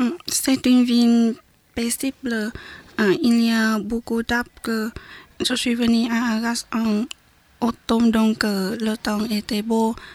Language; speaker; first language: French; non-native, learner; Vietnamese